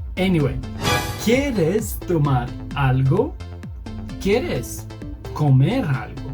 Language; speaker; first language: Spanish; non-native, fluent; English